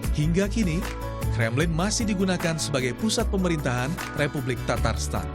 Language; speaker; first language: Indonesian; native; Indonesian